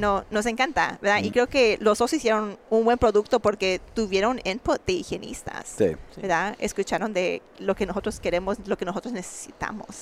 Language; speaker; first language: Spanish; early bilingual, heritage; Spanish